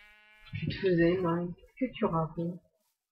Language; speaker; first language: French; native; French